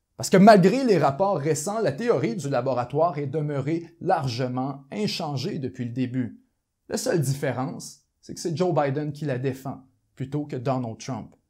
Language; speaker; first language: French; native; French